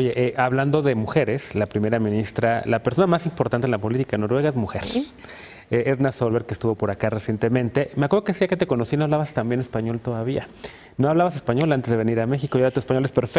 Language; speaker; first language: Spanish; native; Spanish